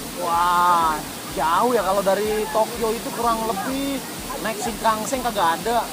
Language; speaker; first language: Indonesian; native; Indonesian